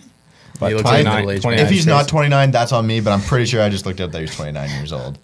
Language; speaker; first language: English; native; English